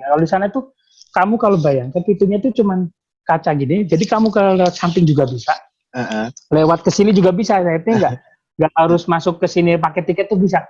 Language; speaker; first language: Indonesian; native; Indonesian